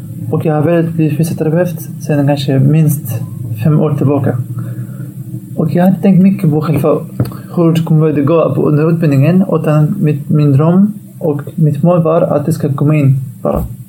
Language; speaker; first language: Swedish; non-native, fluent; Arabic